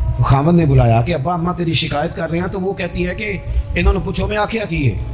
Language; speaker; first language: Urdu; non-native, local second language; Punjabi